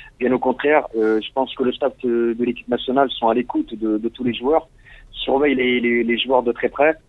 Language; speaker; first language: French; non-native, local second language; Arabic